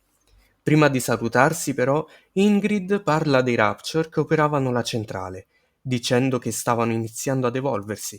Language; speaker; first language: Italian; native; Italian